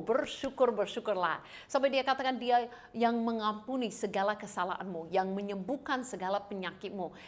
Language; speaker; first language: Indonesian; non-native, fluent; English